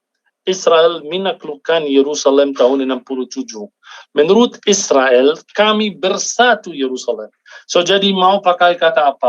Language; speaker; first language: Indonesian; non-native, fluent; Arabic